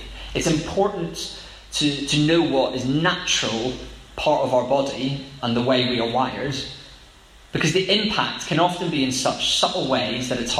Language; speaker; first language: English; native; English